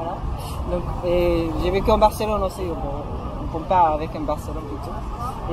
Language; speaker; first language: French; non-native, fluent; Japanese